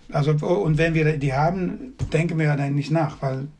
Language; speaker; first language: German; non-native, fluent; Swedish